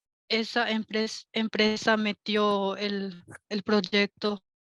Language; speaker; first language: Spanish; non-native, local second language; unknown